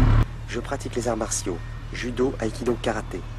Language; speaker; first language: French; native; French